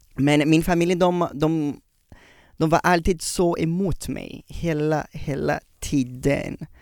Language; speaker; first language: Swedish; non-native, fluent; Portuguese